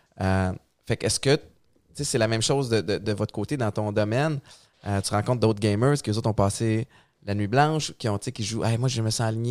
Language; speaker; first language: French; native; French